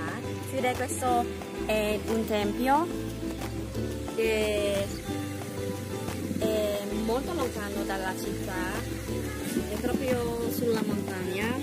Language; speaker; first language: Italian; non-native, fluent; Thai